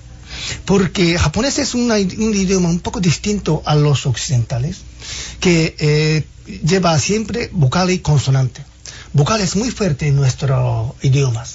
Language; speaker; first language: Spanish; non-native, fluent; Japanese